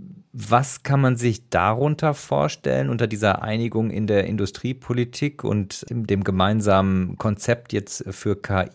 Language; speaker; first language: German; native; German